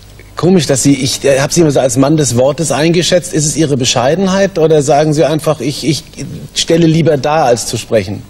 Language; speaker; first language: German; native; German